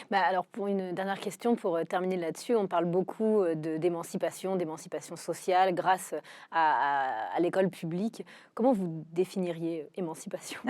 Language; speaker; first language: French; native; French